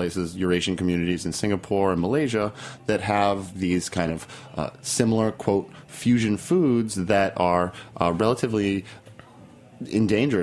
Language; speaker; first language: English; native; English